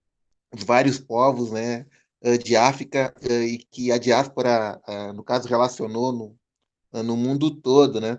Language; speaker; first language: Portuguese; native; Portuguese